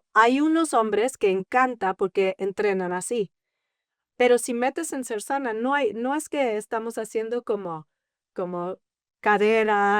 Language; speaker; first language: Spanish; early bilingual, heritage; English